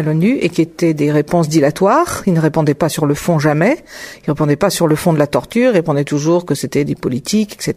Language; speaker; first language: French; native; French